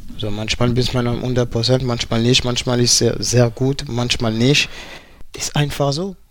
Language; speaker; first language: German; non-native, fluent; French